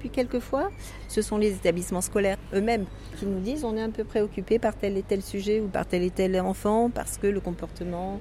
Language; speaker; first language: French; native; French